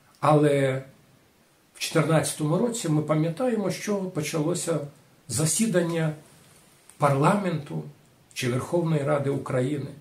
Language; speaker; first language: Ukrainian; non-native, local second language; Rusyn